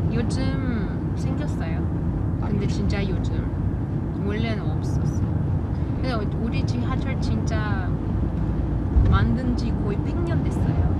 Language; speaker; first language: Korean; non-native, learner; Russian